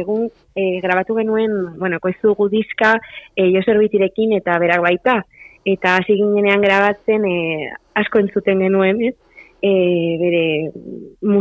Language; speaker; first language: Basque; non-native, local second language; Spanish